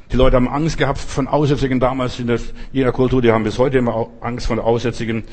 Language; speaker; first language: German; non-native, fluent; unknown